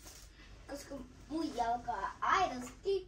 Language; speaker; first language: Finnish; early bilingual, other home language; Kinyarwanda